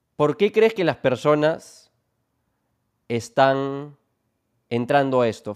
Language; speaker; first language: Spanish; native; Spanish